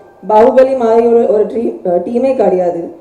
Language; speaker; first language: Tamil; non-native, learner; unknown